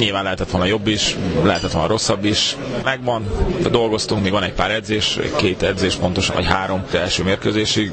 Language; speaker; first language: Hungarian; native; Hungarian